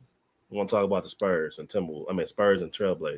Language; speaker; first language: English; native; English